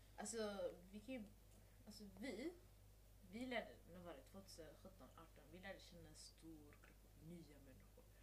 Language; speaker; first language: Swedish; early bilingual, other home language; Somali